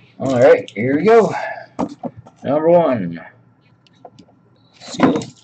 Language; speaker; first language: English; native; English